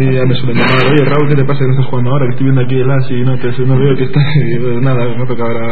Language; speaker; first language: Spanish; native; Spanish